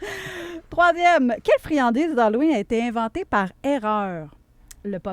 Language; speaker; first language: French; native; French